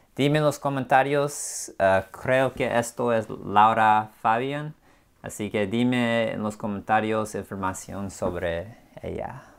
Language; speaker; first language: Spanish; non-native, learner; English